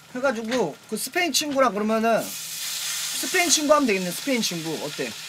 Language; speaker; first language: Korean; native; Korean